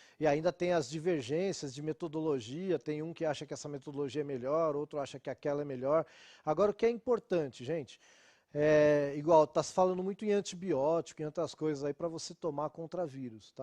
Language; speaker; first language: Portuguese; native; Portuguese